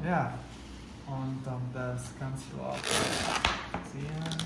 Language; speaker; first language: German; non-native, fluent; Chinese